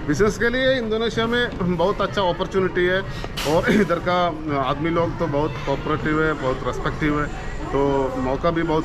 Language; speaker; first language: Hindi; non-native, local second language; Malayalam